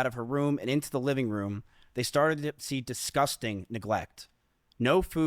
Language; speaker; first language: English; native; English